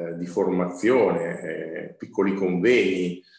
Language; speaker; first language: Italian; native; Italian